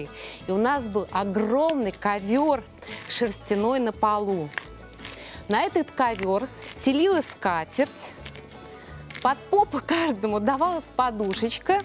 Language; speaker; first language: Russian; native; Russian